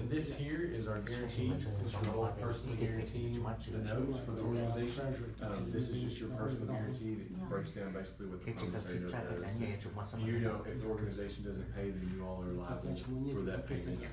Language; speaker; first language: English; native; English